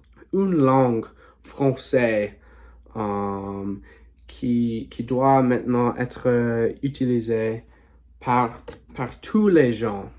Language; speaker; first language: French; non-native, learner; English